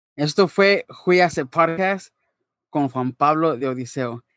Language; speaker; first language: Spanish; native; Spanish